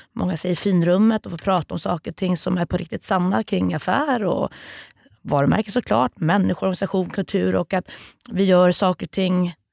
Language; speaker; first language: Swedish; native; Swedish